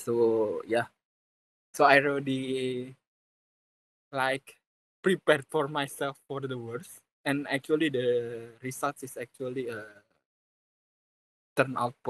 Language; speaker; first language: English; non-native, fluent; Indonesian